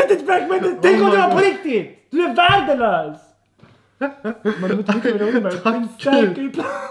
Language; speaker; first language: Swedish; native; Swedish